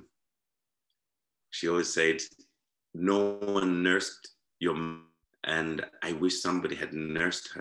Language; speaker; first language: English; non-native, local second language; Shona